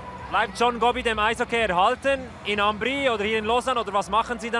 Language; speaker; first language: German; native; German